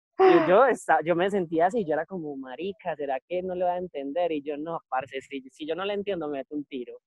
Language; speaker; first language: Spanish; native; Spanish